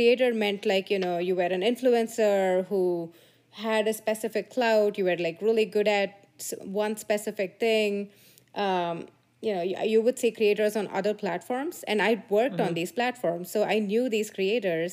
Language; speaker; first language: English; non-native, local second language; Tamil